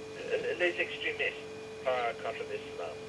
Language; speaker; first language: French; non-native, fluent; English